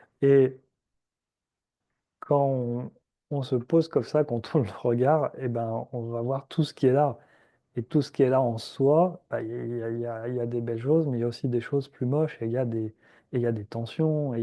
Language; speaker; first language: French; native; French